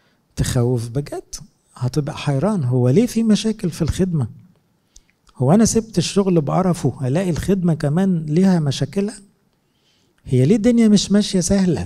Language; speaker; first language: Arabic; native; Arabic